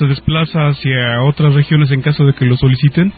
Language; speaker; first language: Spanish; native; Spanish